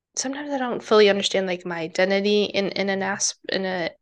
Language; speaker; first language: English; native; English